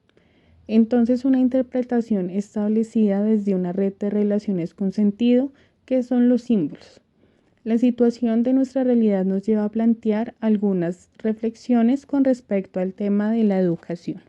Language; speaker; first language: Spanish; native; Spanish